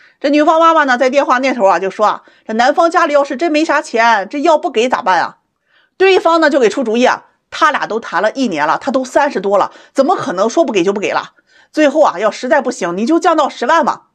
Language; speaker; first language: Chinese; native; Chinese